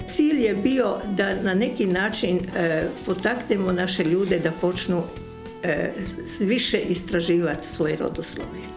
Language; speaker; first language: Croatian; native; Croatian